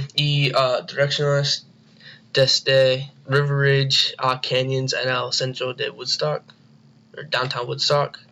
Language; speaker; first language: Spanish; non-native, learner; English